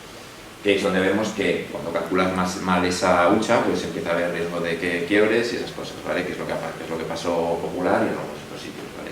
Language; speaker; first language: Spanish; native; Spanish